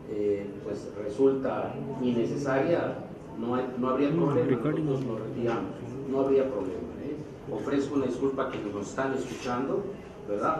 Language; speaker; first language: Spanish; native; Spanish